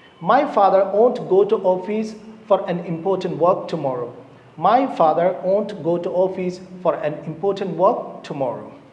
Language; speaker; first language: English; non-native, local second language; Bangla